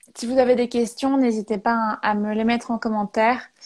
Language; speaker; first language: French; native; French